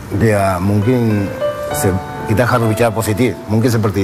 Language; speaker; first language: Indonesian; non-native, fluent; Spanish